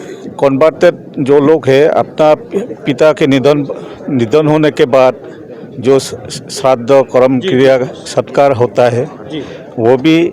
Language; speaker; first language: Hindi; non-native, local second language; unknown